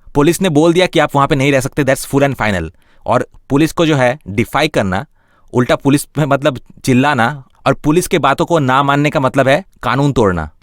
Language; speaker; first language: Hindi; native; Hindi